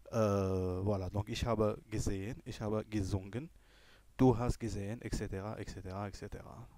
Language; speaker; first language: German; non-native, fluent; French